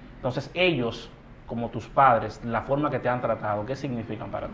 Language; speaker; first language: Spanish; native; Spanish